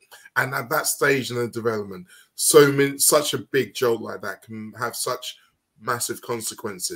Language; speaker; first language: English; native; English